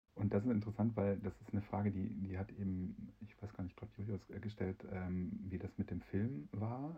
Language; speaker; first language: German; native; German